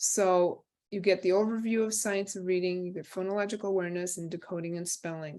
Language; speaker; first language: English; native; English